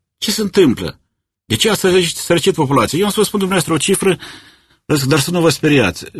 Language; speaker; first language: Romanian; native; Romanian